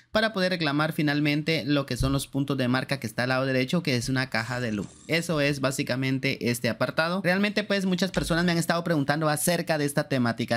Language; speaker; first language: Spanish; native; Spanish